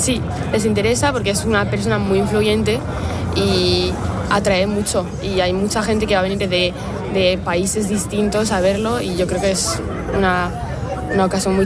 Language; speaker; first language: Spanish; non-native, fluent; French